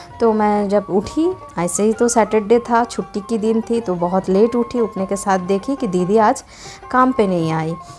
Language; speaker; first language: Hindi; non-native, local second language; Bangla